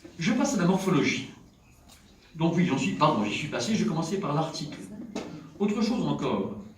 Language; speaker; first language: French; native; French